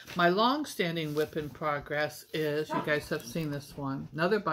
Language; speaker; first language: English; native; English